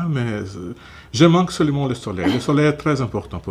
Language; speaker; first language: French; non-native, fluent; Portuguese